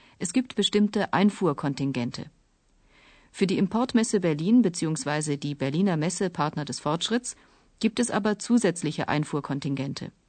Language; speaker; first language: German; native; German